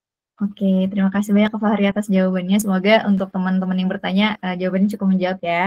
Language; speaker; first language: Indonesian; native; Indonesian